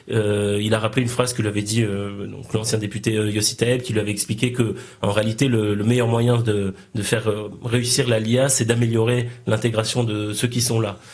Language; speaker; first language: French; native; French